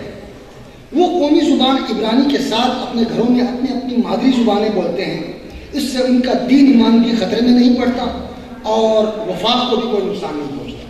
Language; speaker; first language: Urdu; non-native, local second language; Northern Hindko